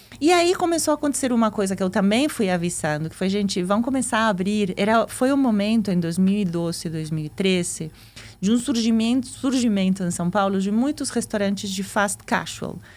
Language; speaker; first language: Portuguese; non-native, fluent; Spanish